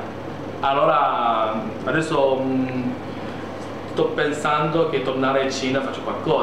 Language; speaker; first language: Italian; non-native, learner; Chinese